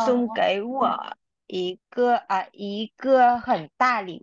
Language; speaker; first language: Chinese; non-native, learner; Vietnamese